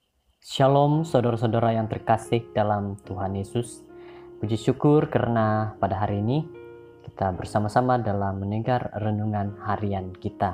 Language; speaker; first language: Indonesian; native; Indonesian